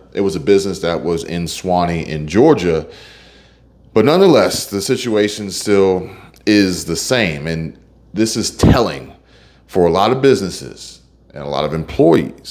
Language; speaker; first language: English; native; English